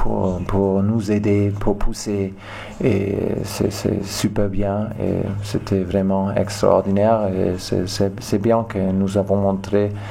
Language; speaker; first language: French; non-native, learner; German